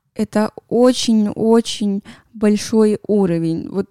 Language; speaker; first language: Russian; non-native, fluent; Spanish